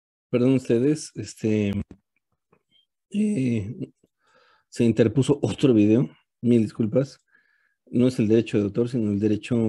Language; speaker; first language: Spanish; native; Spanish